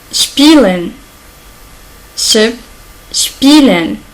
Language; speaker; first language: German; non-native, learner; Arabic